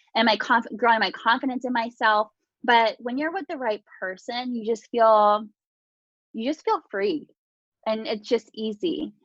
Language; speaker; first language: English; early bilingual, other home language; Japanese